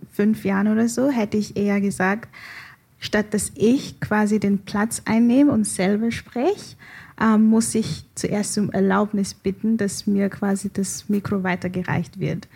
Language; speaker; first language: German; early bilingual, other home language; Igbo